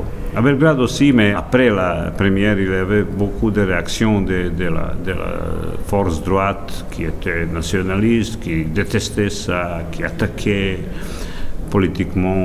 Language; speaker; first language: French; non-native, fluent; Serbian